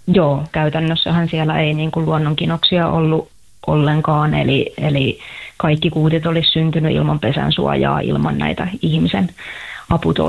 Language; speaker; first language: Finnish; native; Finnish